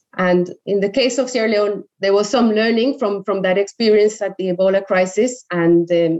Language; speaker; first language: English; non-native, fluent; Spanish